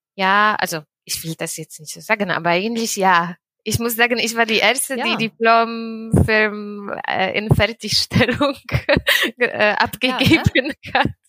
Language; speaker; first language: German; non-native, fluent; Polish